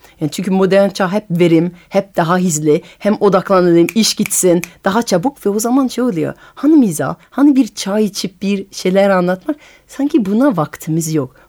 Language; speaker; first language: Turkish; non-native, fluent; French